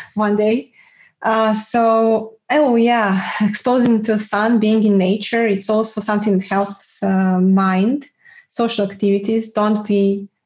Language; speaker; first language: English; non-native, fluent; Serbian